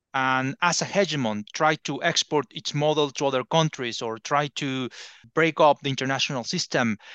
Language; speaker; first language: English; non-native, fluent; Spanish